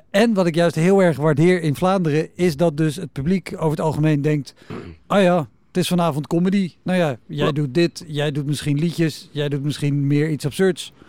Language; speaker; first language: Dutch; native; Dutch